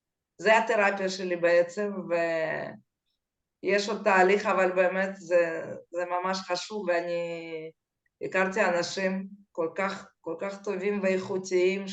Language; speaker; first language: Hebrew; non-native, fluent; Russian